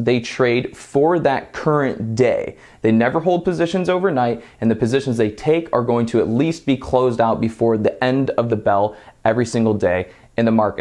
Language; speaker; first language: English; native; English